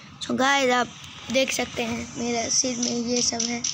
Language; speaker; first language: Hindi; non-native, local second language; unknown